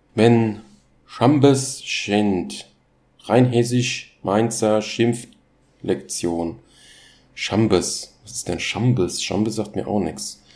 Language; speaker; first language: German; native; German